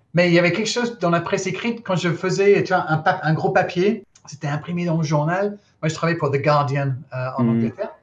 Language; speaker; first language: French; non-native, fluent; English